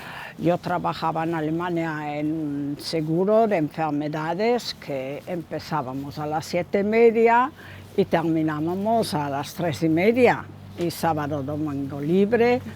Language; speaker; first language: Spanish; non-native, fluent; German